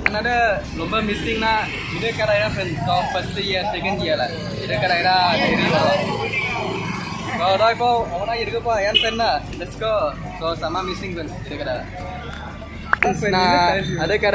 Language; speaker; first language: Tamil; native; Tamil